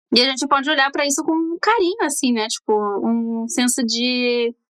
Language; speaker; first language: Portuguese; native; Portuguese